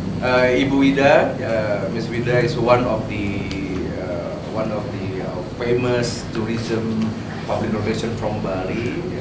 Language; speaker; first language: English; non-native, learner; Indonesian